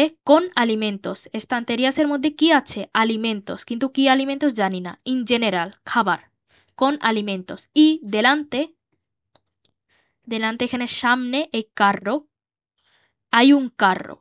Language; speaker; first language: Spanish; non-native, fluent; Bangla